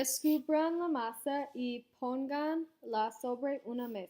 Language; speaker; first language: Spanish; non-native, learner; English